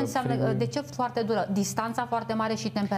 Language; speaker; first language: Romanian; native; Romanian